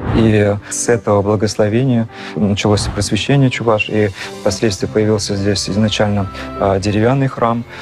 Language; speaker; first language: Russian; non-native, local second language; Chuvash